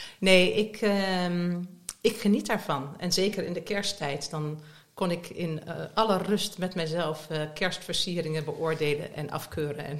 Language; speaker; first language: Dutch; native; Dutch